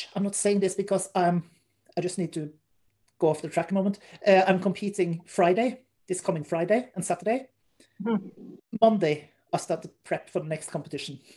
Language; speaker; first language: English; non-native, fluent; Norwegian